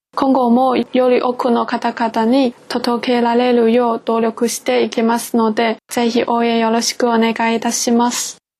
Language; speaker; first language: Japanese; non-native, fluent; Chinese